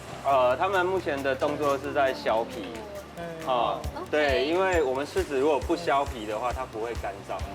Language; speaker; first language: Chinese; native; Chinese